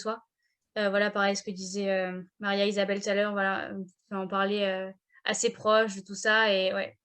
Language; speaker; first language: French; native; French